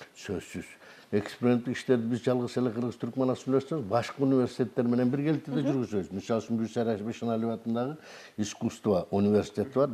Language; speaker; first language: Kyrgyz; native; Kyrgyz